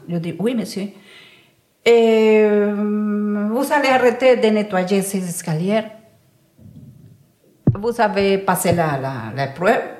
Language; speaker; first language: French; non-native, learner; Spanish